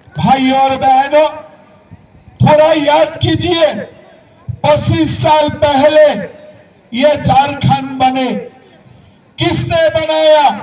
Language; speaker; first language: Hindi; non-native, local second language; Assamese